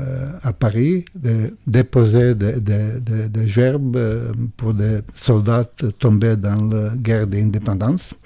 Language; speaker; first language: French; non-native, fluent; Croatian